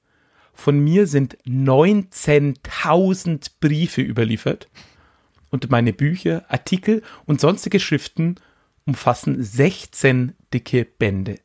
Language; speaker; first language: German; native; German